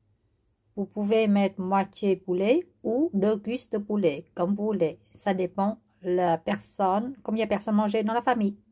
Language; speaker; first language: French; non-native, learner; Vietnamese